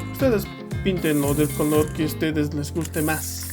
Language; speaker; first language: Spanish; native; Spanish